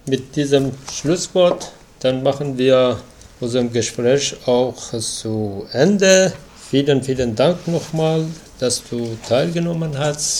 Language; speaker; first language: German; non-native, fluent; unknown